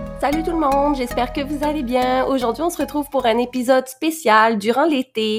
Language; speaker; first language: French; native; French